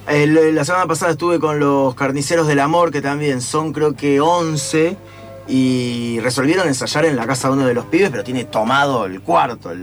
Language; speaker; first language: Spanish; native; Spanish